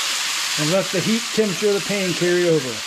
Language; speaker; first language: English; native; English